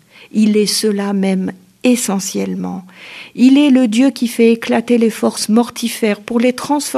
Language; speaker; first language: French; native; French